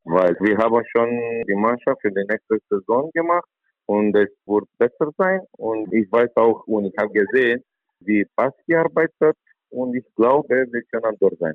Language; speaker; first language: German; non-native, learner; Romanian